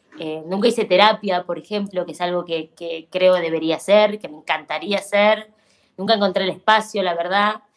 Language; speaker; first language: Spanish; native; Spanish